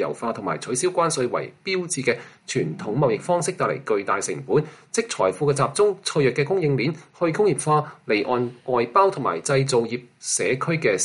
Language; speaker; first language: Chinese; non-native, local second language; Cantonese